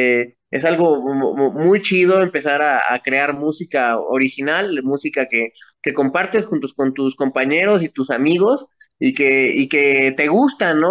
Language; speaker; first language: Spanish; native; Spanish